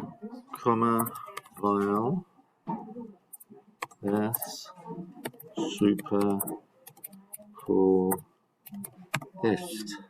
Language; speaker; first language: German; non-native, fluent; English